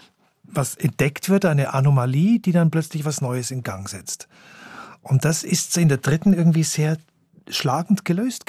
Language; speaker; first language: German; native; German